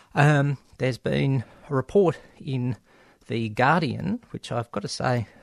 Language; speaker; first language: English; native; English